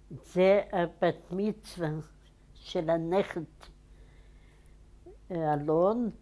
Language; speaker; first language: Hebrew; non-native, fluent; Yiddish